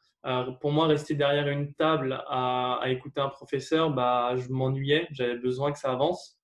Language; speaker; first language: French; native; French